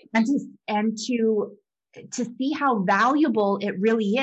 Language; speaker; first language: English; native; English